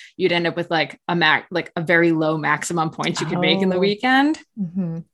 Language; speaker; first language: English; native; English